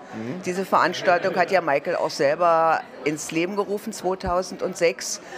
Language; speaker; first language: German; native; German